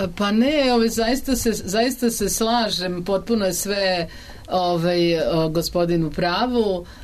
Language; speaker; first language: Serbian; native; Serbian